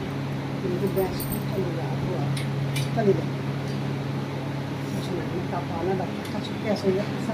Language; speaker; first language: Hindi; native; Hindi